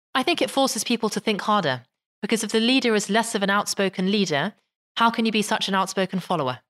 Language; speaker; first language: English; native; English